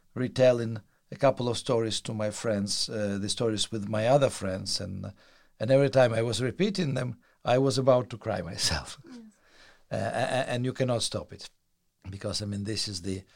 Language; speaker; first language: English; non-native, fluent; Russian